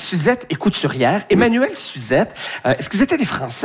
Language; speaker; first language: French; native; French